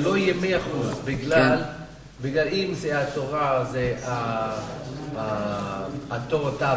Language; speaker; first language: Hebrew; non-native, fluent; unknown